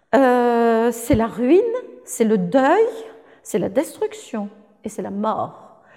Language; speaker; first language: French; native; French